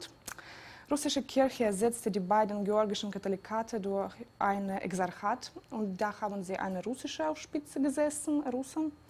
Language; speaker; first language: German; non-native, fluent; Georgian